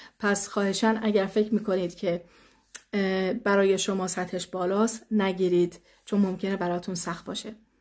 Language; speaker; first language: Persian; early bilingual, heritage; Persian